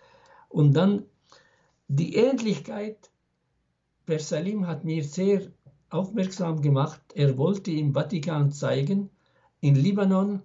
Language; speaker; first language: German; non-native, fluent; Arabic